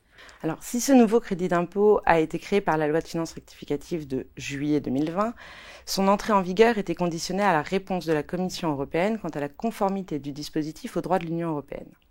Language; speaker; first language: French; native; French